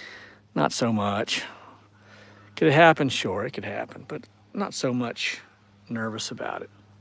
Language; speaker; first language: English; native; English